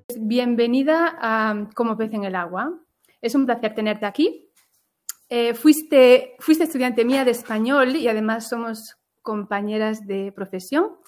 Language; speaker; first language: Spanish; early bilingual, heritage; Galician